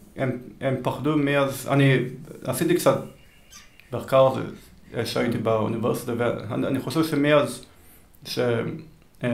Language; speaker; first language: Hebrew; early bilingual, heritage; Hebrew